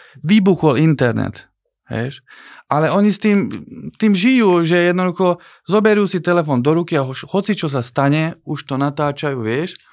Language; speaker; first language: Slovak; non-native, local second language; Hungarian